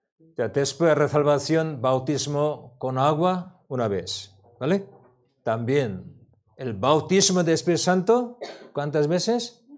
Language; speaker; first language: Spanish; non-native, learner; Korean